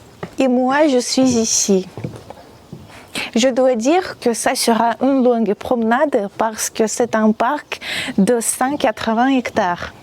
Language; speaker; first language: French; non-native, fluent; Russian